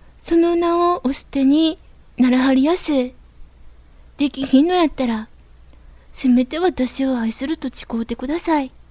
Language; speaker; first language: Japanese; native; Japanese